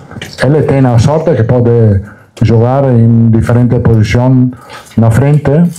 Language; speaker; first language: Spanish; non-native, fluent; Italian